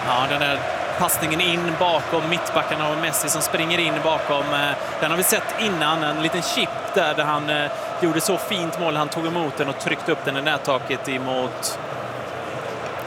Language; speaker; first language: Swedish; native; Swedish